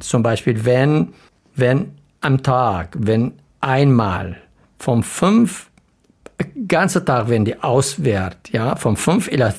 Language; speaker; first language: German; non-native, learner; Arabic